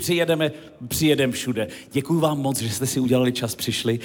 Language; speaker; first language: Czech; native; Czech